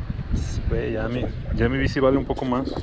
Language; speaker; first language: Spanish; native; Spanish